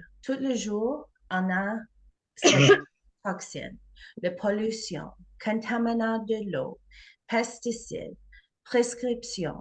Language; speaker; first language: French; non-native, fluent; English